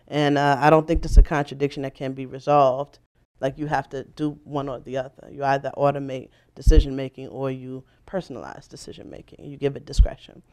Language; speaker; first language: English; native; English